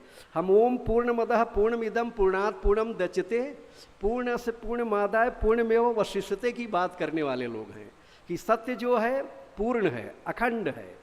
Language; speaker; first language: Hindi; native; Hindi